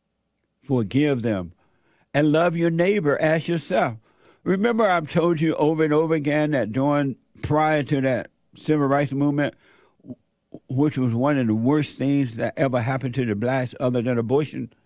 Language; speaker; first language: English; native; English